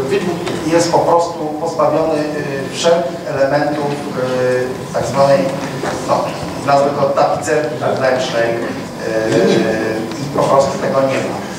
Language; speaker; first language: Polish; native; Polish